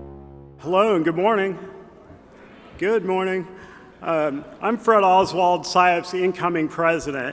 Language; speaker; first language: English; native; English